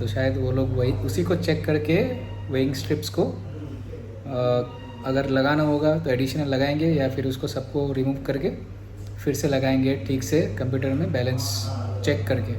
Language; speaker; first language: Hindi; native; Hindi